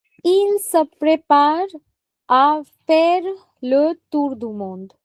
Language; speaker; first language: French; non-native, fluent; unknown